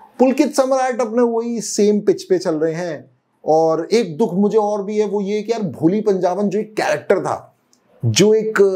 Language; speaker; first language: Hindi; native; Hindi